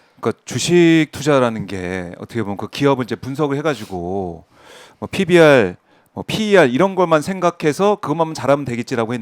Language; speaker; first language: Korean; native; Korean